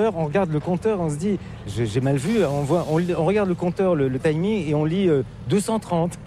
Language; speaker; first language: French; native; French